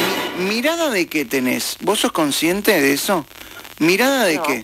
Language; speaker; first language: Spanish; native; Spanish